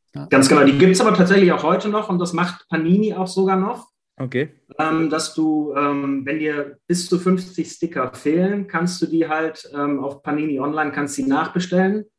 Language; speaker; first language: German; native; German